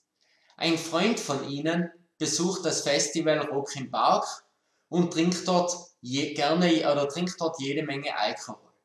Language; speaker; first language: German; native; German